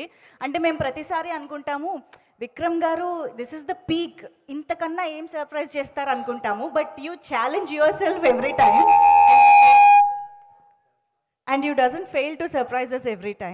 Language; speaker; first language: Telugu; native; Telugu